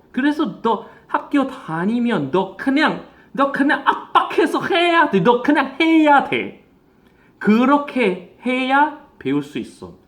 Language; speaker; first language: Korean; non-native, fluent; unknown